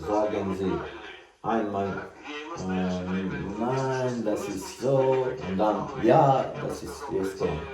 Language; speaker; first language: German; non-native, learner; Tajik